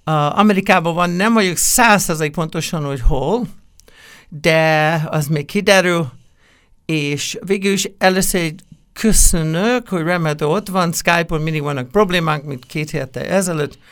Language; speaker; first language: Hungarian; non-native, fluent; English